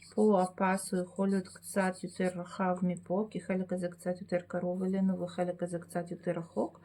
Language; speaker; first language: Hebrew; non-native, fluent; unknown